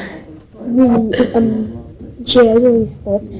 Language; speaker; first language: French; non-native, learner; English